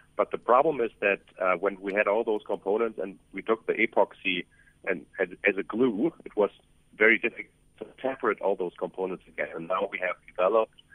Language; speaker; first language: English; non-native, fluent; German